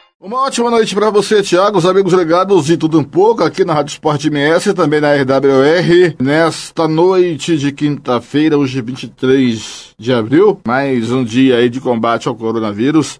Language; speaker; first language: Portuguese; native; Portuguese